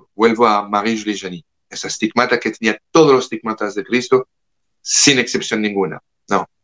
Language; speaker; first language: Spanish; non-native, fluent; French